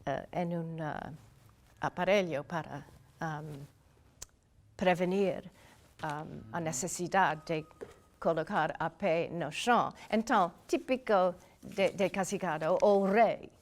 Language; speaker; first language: Portuguese; non-native, learner; English